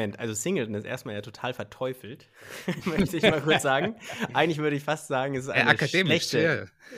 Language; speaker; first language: German; native; German